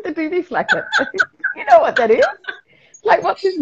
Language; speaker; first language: English; native; English